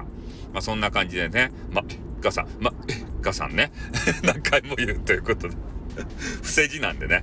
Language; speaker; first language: Japanese; native; Japanese